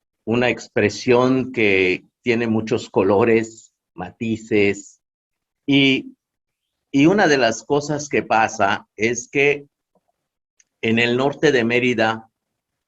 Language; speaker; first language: Spanish; non-native, local second language; Yucateco